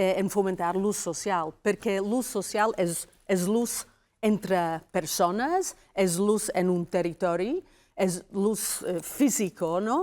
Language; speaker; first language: Catalan; non-native, fluent; Welsh